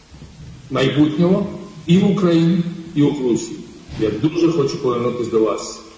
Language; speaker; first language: Ukrainian; non-native, fluent; Georgian